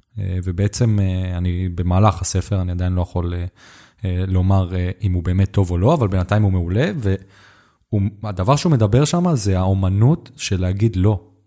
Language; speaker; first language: Hebrew; native; Hebrew